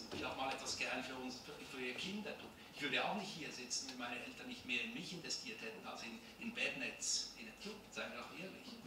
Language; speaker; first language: German; native; German